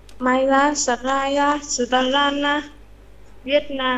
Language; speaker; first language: Russian; non-native, learner; Vietnamese